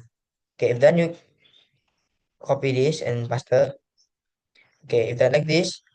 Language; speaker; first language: English; non-native, learner; Indonesian